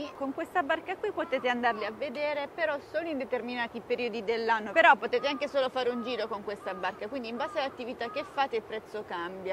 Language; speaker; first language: Italian; native; Italian